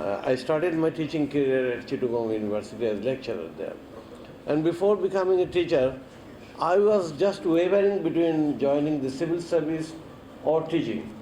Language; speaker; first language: English; non-native, local second language; Bangla